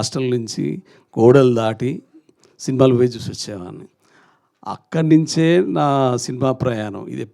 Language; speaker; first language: Telugu; native; Telugu